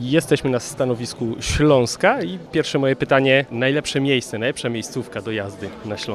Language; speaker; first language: Polish; native; Polish